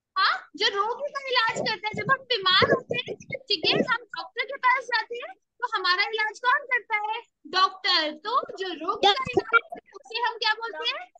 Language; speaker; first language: Hindi; native; Hindi